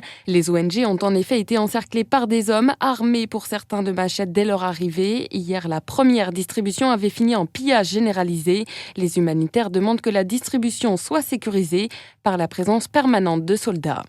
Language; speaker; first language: French; native; French